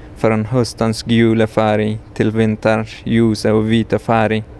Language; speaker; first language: Swedish; non-native, learner; Persian